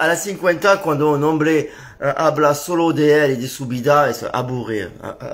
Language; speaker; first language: Spanish; non-native, learner; French